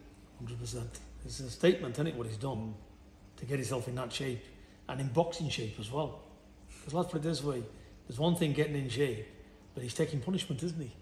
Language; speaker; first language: English; native; English